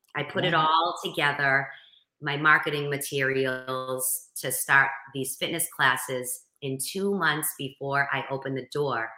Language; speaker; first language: English; native; English